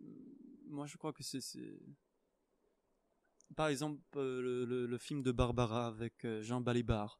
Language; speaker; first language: French; non-native, fluent; Hebrew